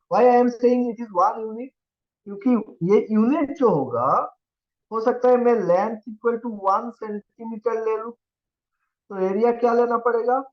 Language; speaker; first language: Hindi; non-native, local second language; Assamese